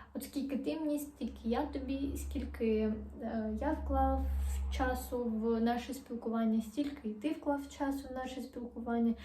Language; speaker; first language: Ukrainian; non-native, local second language; Russian